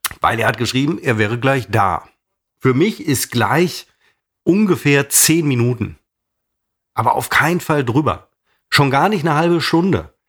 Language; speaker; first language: German; native; German